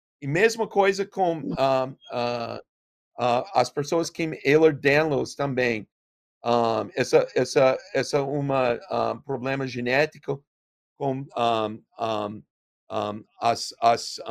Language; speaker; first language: Portuguese; non-native, learner; English